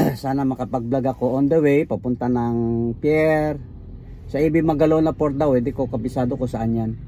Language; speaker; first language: Filipino; non-native, local second language; Hiligaynon